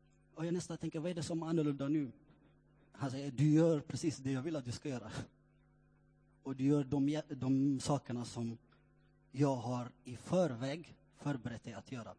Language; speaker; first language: Swedish; non-native, fluent; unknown